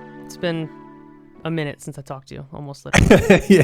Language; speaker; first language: English; native; English